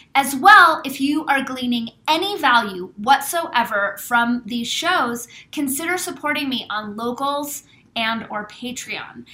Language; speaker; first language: English; native; English